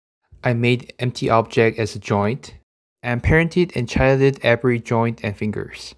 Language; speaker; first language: English; non-native, fluent; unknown